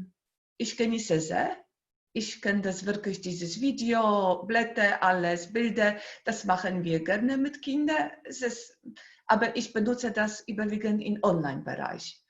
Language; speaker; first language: German; non-native, fluent; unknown